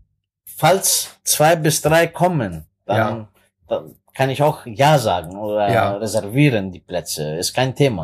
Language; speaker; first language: German; non-native, fluent; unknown